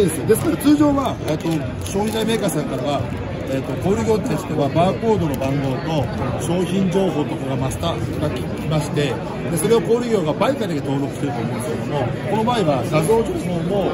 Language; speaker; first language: Japanese; native; Japanese